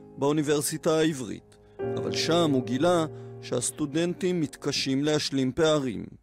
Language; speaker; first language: Hebrew; native; Hebrew